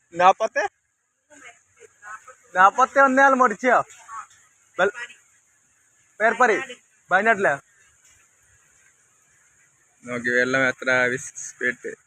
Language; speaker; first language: Malayalam; non-native, learner; Assamese